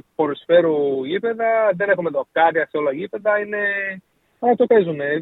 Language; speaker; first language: Greek; early bilingual, heritage; Greek